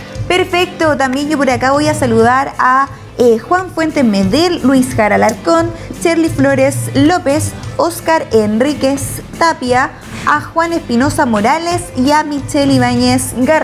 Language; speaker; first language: Spanish; native; Spanish